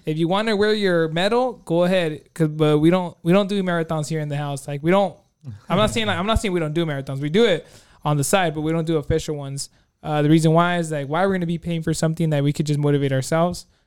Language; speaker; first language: English; early bilingual, other home language; Spanish